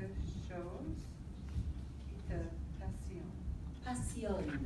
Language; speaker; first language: French; non-native, learner; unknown